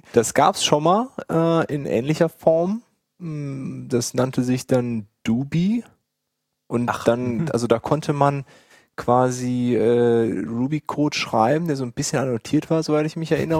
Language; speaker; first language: German; native; German